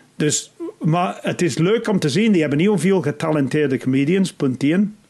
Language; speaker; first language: Dutch; non-native, fluent; English